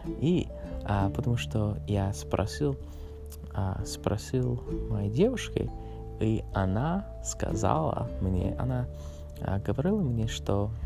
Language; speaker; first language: Russian; non-native, learner; English